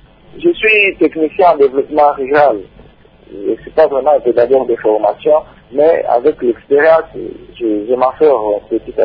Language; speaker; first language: French; non-native, local second language; Swahili